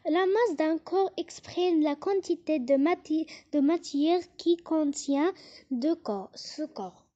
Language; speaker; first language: French; non-native, local second language; Arabic